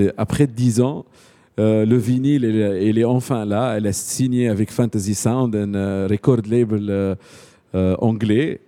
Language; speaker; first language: French; non-native, local second language; Arabic